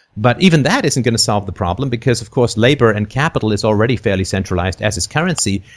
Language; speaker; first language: English; native; English